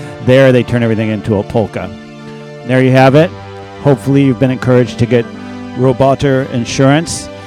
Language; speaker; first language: English; native; English